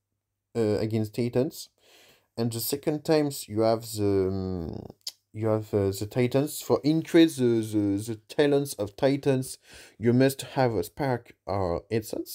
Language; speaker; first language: English; non-native, learner; French